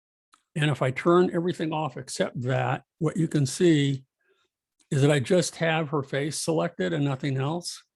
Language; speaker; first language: English; native; English